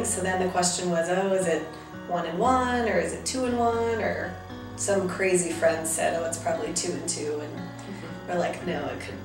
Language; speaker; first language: English; native; English